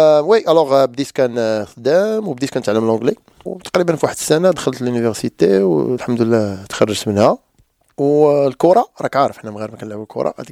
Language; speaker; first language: Arabic; native; Arabic